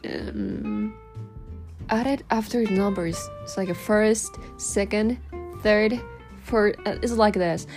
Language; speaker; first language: English; non-native, learner; Japanese